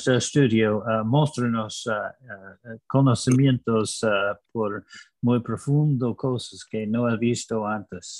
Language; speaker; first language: Spanish; non-native, learner; English